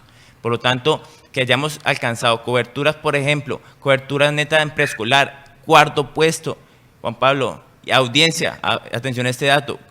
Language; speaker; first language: Spanish; native; Spanish